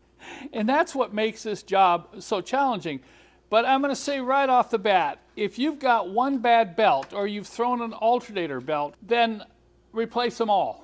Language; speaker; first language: English; native; English